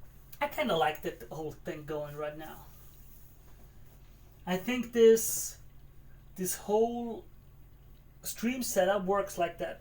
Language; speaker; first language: English; non-native, fluent; German